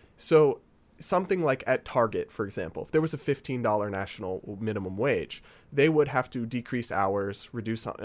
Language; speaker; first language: English; native; English